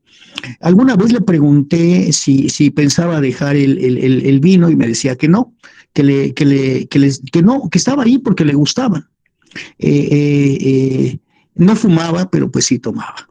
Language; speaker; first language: Spanish; native; Spanish